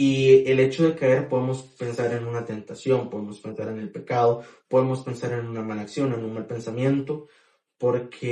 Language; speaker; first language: Spanish; native; Spanish